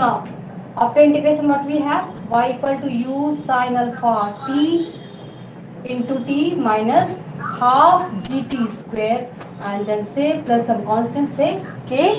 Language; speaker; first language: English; non-native, local second language; Hindi